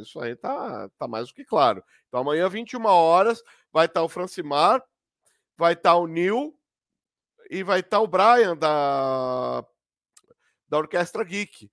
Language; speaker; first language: Portuguese; native; Portuguese